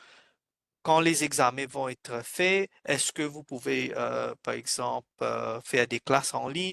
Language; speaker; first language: French; non-native, fluent; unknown